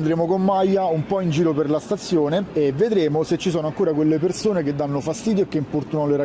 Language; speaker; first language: Italian; native; Italian